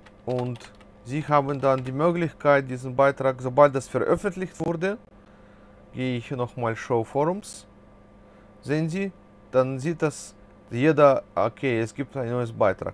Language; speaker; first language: German; non-native, fluent; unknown